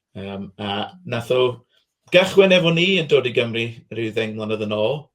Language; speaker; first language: Welsh; non-native, fluent; English